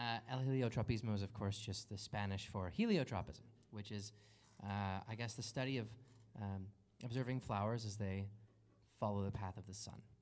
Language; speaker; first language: English; native; English